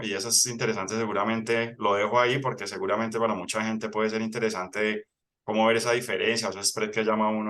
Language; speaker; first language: Spanish; native; Spanish